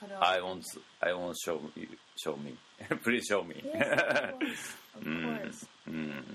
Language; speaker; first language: English; non-native, learner; Japanese